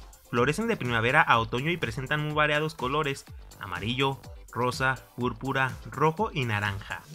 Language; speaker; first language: Spanish; native; Spanish